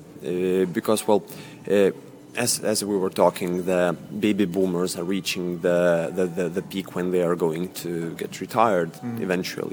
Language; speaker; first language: English; non-native, fluent; Lithuanian